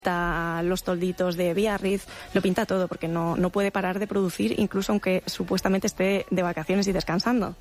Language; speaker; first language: Spanish; native; Spanish